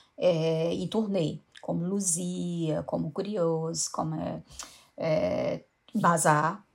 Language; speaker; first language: Portuguese; native; Portuguese